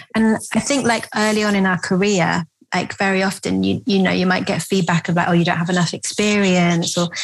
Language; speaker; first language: English; native; English